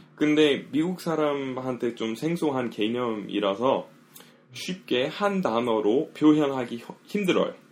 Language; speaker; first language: Korean; non-native, fluent; English